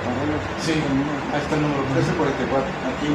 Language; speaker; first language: Spanish; native; Spanish